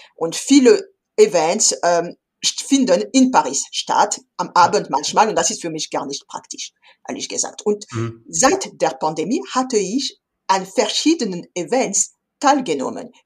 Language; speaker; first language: German; non-native, fluent; French